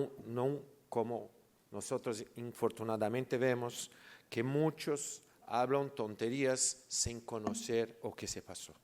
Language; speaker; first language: Spanish; non-native, learner; Portuguese